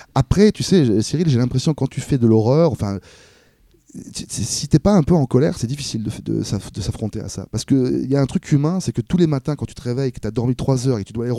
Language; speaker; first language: French; native; French